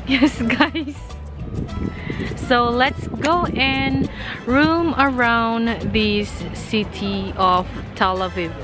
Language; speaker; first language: English; non-native, local second language; Filipino